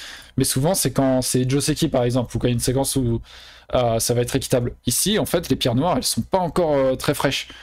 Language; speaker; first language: French; native; French